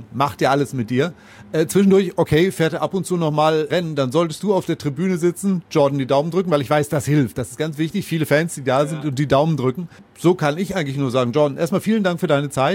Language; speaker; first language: German; native; German